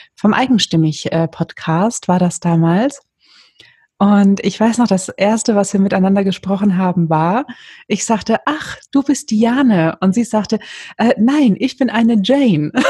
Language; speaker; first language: German; native; German